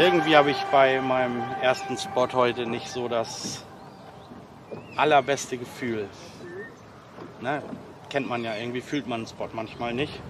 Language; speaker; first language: German; native; German